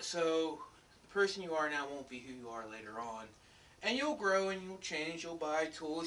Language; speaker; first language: English; native; English